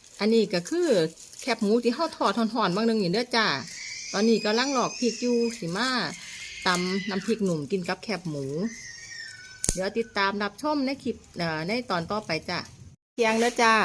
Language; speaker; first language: Thai; non-native, local second language; Northeastern Thai